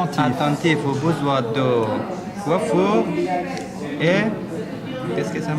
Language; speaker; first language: French; non-native, learner; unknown